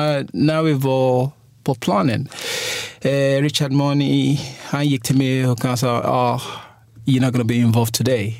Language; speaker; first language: Swedish; non-native, fluent; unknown